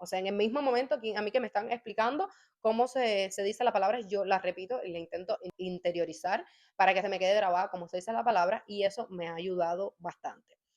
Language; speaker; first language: Spanish; native; Spanish